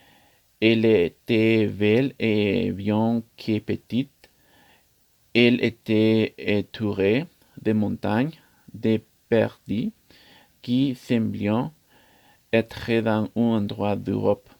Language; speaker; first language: French; non-native, learner; Spanish